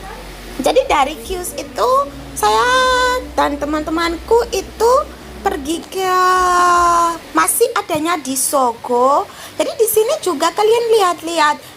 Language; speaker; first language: Indonesian; non-native, learner; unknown